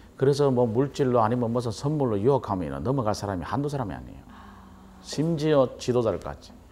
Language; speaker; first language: Korean; native; Korean